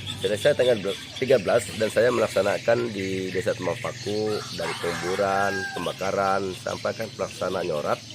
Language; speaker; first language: Indonesian; non-native, local second language; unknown